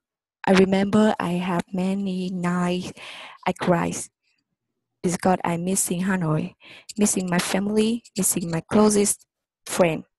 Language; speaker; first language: English; non-native, learner; Vietnamese